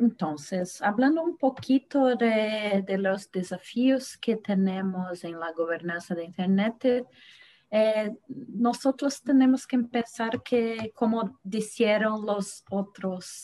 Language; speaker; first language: Spanish; non-native, fluent; Portuguese